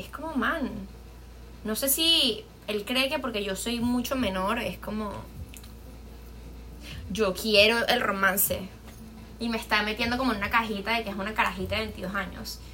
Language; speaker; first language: Spanish; native; Spanish